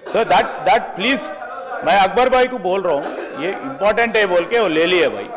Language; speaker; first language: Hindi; non-native, local second language; Telugu